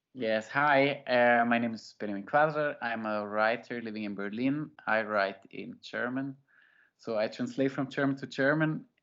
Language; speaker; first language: English; non-native, fluent; German